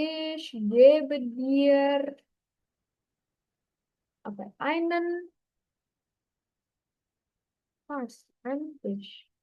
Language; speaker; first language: German; non-native, fluent; Indonesian